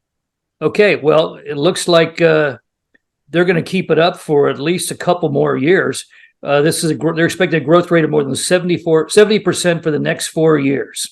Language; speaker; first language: English; native; English